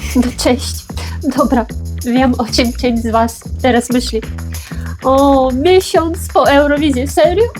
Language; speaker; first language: Polish; non-native, fluent; Ukrainian